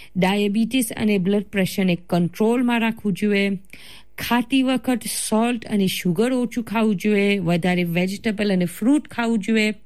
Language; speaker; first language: Gujarati; early bilingual, heritage; Gujarati